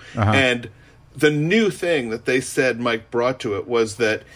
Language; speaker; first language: English; native; English